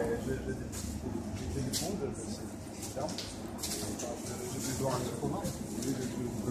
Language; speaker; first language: French; non-native, fluent; Russian